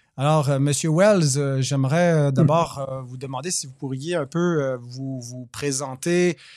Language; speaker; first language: French; native; French